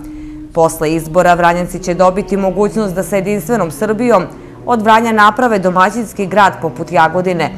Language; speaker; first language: Serbian; native; Serbian